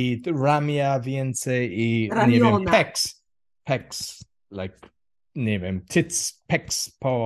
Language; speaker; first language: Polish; non-native, learner; English